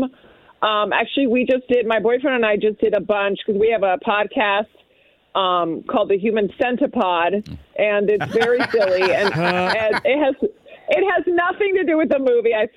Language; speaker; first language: English; early bilingual, other home language; Spanish